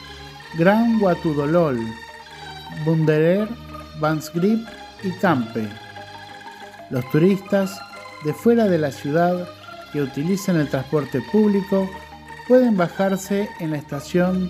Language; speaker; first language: Spanish; non-native, fluent; Indonesian